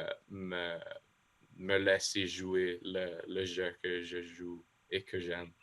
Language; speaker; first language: French; non-native, local second language; English